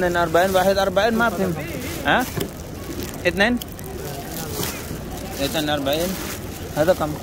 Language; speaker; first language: Arabic; non-native, learner; Indonesian